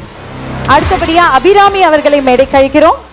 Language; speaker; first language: Tamil; native; Tamil